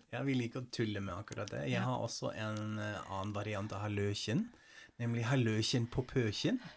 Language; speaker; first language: Norwegian; non-native, fluent; German